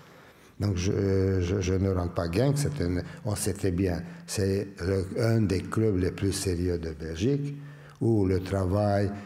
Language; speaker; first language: French; non-native, fluent; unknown